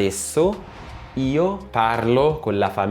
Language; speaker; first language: Italian; non-native, fluent; Arabic